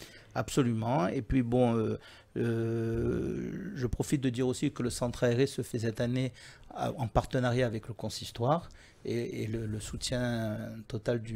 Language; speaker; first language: French; native; French